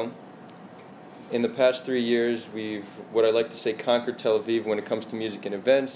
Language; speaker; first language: English; native; English